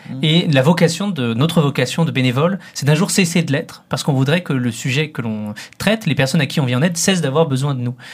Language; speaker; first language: French; native; French